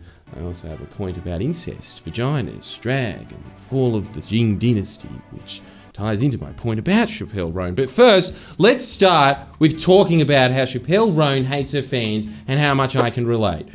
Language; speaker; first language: English; native; English